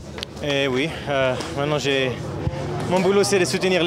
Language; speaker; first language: French; non-native, local second language; Luxembourgish